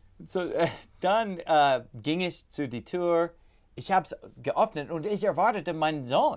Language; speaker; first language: German; non-native, learner; English